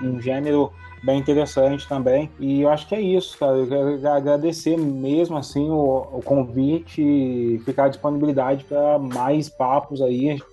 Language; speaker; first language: Portuguese; native; Portuguese